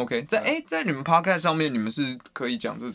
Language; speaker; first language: Chinese; native; Chinese